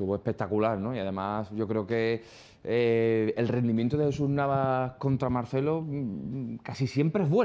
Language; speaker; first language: Spanish; native; Spanish